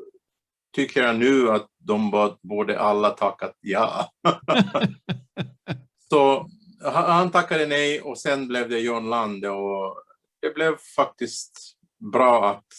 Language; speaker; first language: Swedish; non-native, fluent; Bulgarian